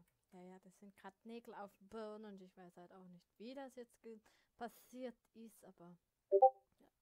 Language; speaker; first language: German; native; German